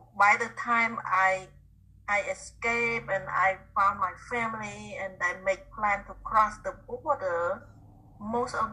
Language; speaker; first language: English; non-native, fluent; Khmer